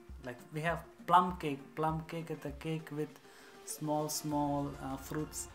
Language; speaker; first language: English; non-native, local second language; Malayalam